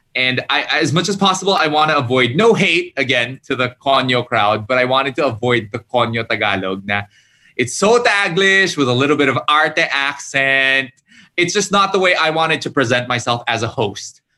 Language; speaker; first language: English; native; English